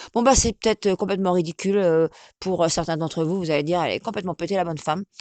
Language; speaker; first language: French; native; French